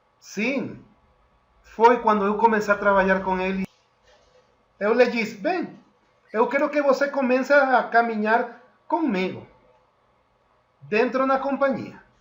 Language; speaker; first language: Portuguese; non-native, fluent; Spanish